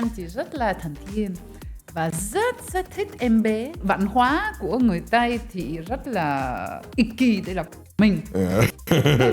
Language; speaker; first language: Vietnamese; non-native, fluent; French